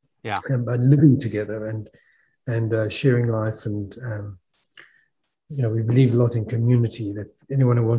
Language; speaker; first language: English; native; English